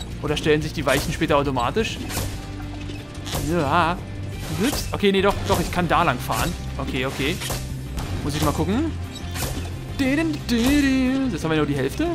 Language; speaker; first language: German; native; German